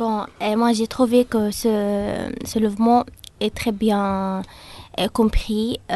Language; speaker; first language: French; non-native, fluent; Arabic